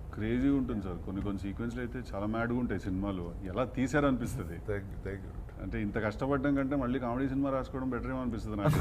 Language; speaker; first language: Telugu; native; Telugu